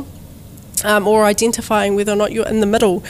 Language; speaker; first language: English; native; English